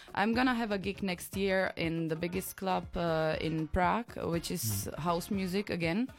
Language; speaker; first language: English; non-native, fluent; Czech